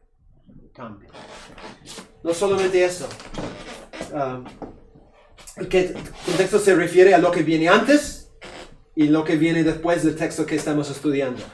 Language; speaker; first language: Spanish; non-native, fluent; English